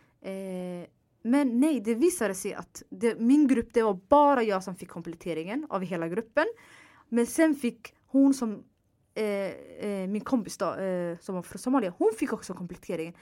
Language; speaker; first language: Swedish; non-native, fluent; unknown